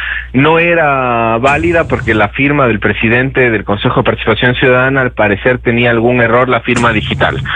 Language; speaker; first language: Spanish; native; Spanish